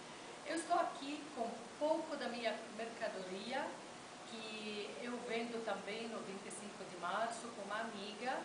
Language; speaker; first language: Portuguese; non-native, fluent; Arabic